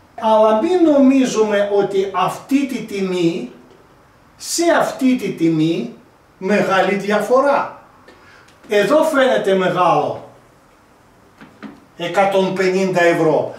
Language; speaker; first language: Greek; non-native, fluent; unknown